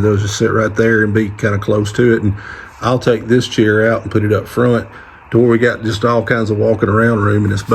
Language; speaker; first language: English; native; English